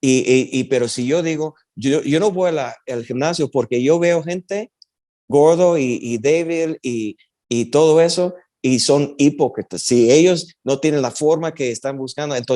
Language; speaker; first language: Spanish; early bilingual, heritage; Spanish